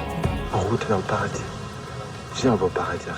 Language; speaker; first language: French; native; French